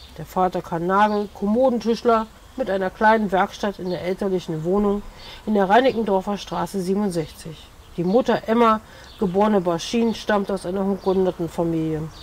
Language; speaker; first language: German; native; German